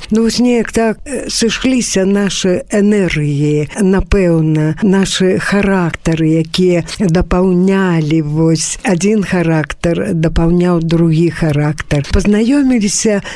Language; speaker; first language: Belarusian; native; Belarusian